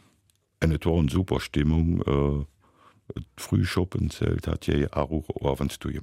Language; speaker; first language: German; native; German